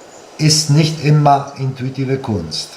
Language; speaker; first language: German; non-native, fluent; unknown